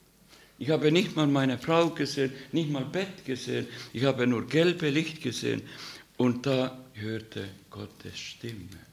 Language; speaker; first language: German; non-native, learner; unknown